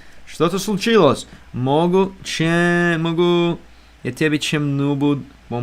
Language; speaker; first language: Russian; non-native, learner; English